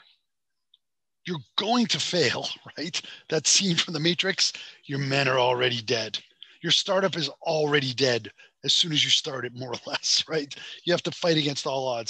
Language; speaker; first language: English; native; English